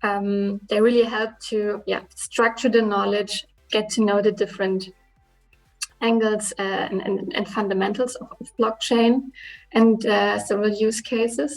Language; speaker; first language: English; non-native, fluent; German